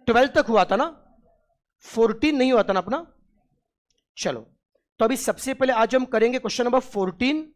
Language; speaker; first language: Hindi; non-native, local second language; Marathi